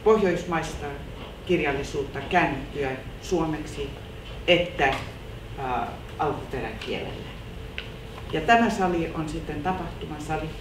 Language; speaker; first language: Finnish; non-native, local second language; Swedish